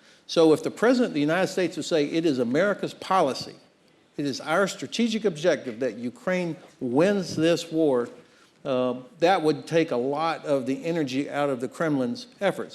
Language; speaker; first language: English; native; English